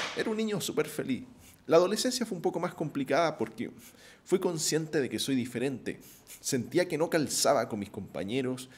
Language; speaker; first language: Spanish; native; Spanish